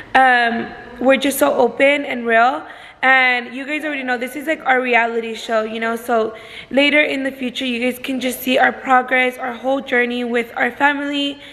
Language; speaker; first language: English; early bilingual, other home language; Spanish